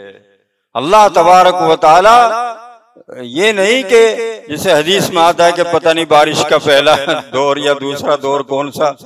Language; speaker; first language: Urdu; native; Urdu